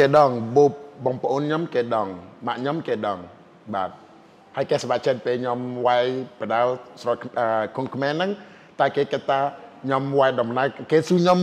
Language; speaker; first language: Khmer; non-native, fluent; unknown